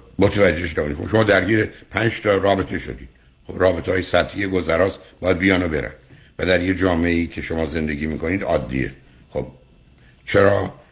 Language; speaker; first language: Persian; native; Persian